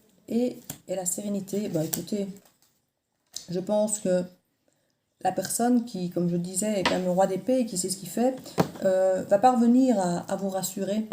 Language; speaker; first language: French; native; French